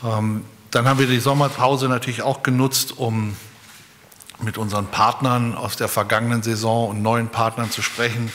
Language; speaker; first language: German; native; German